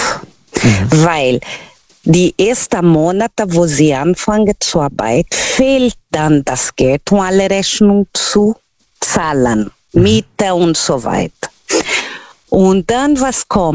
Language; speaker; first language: German; non-native, learner; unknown